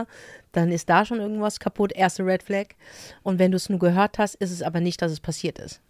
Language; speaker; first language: German; native; German